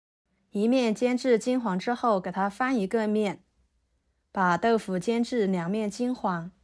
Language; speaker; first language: Chinese; native; Chinese